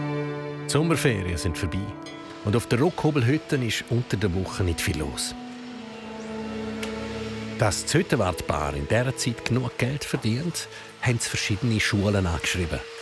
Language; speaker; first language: German; native; German